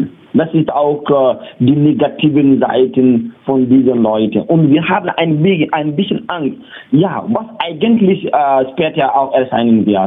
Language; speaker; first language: German; non-native, learner; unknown